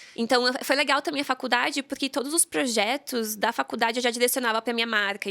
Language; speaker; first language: Portuguese; native; Portuguese